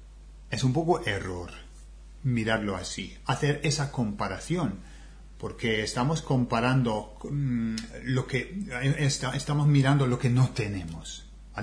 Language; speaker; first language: Spanish; non-native, fluent; English